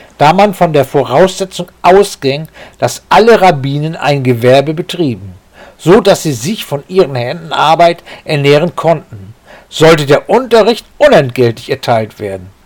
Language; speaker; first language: German; native; German